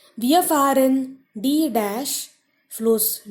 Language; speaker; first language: German; non-native, fluent; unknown